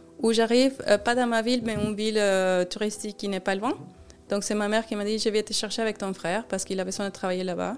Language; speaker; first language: French; non-native, fluent; Spanish